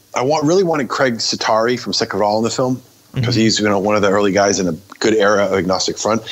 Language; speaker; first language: English; native; English